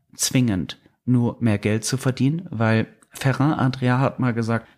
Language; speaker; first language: German; native; German